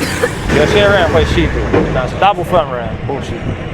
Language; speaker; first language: Chinese; non-native, learner; English